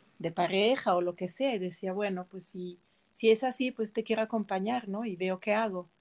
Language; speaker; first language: Spanish; non-native, fluent; Italian